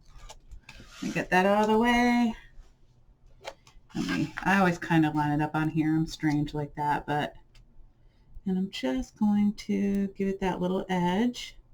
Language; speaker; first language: English; native; English